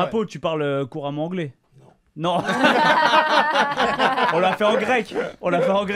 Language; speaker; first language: French; native; French